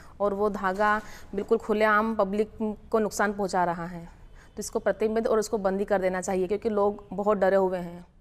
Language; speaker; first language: Hindi; native; Hindi